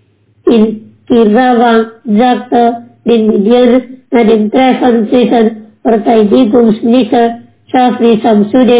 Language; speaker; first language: German; non-native, fluent; Indonesian